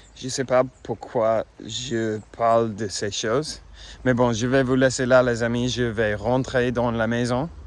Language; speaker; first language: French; non-native, fluent; Spanish